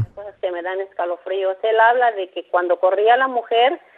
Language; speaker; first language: Spanish; native; Spanish